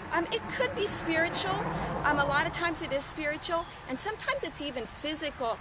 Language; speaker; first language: English; native; English